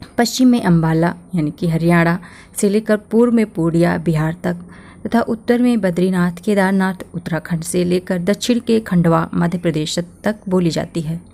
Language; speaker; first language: Hindi; native; Hindi